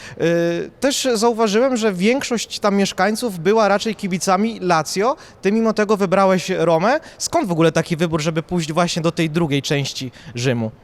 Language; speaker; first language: Polish; native; Polish